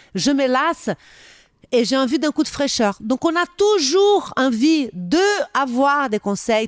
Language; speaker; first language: French; non-native, fluent; Portuguese